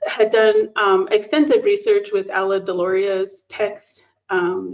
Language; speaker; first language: English; native; English